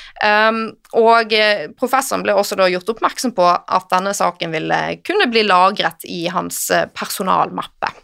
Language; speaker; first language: Norwegian; native; Norwegian